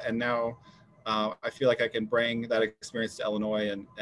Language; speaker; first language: English; native; English